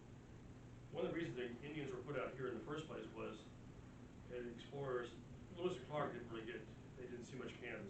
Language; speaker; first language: English; native; English